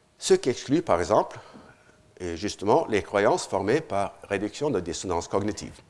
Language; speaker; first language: French; non-native, fluent; Norwegian